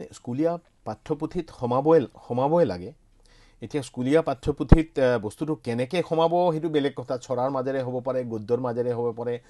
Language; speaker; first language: Assamese; non-native, local second language; Bangla